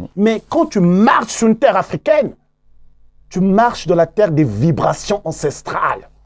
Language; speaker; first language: French; non-native, local second language; Kongo